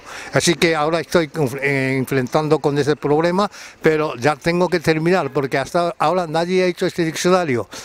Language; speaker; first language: Spanish; non-native, fluent; Japanese